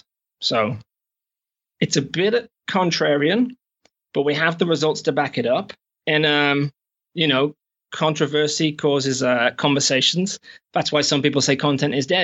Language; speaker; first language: English; native; English